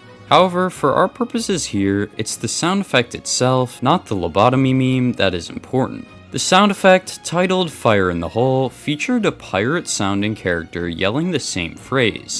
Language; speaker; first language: English; native; English